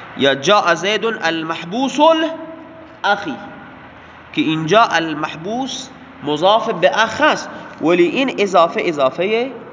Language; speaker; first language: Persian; non-native, local second language; Baluchi